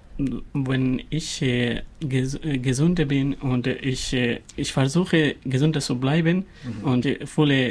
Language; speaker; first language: German; non-native, learner; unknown